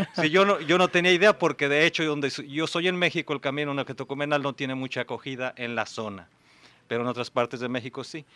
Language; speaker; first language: Spanish; native; Spanish